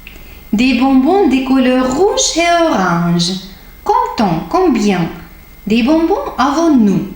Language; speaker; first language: French; non-native, fluent; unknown